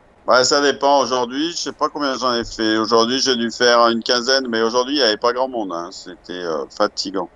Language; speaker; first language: French; native; French